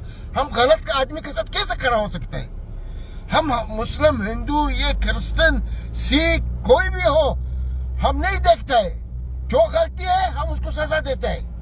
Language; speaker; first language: Hindi; non-native, learner; Arabic